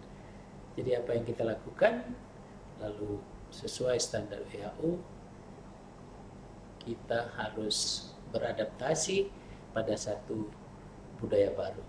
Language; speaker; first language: Indonesian; native; Indonesian